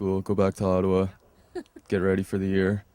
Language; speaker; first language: English; native; English